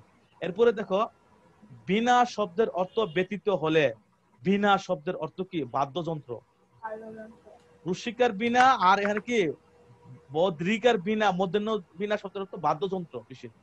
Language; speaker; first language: Bangla; native; Bangla